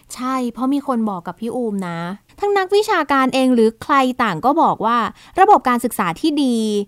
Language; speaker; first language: Thai; native; Thai